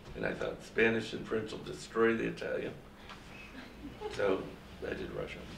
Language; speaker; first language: English; native; English